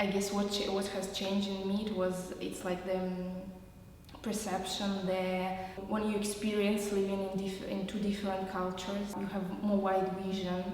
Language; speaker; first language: English; non-native, fluent; Russian